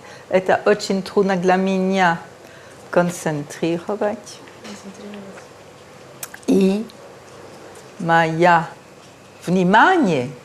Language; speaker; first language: Russian; early bilingual, heritage; Russian